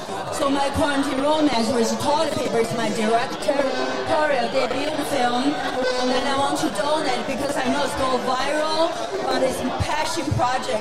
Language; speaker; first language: English; non-native, learner; Chinese